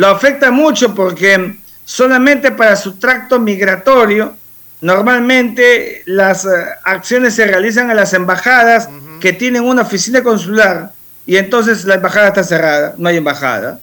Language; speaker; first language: Spanish; native; Spanish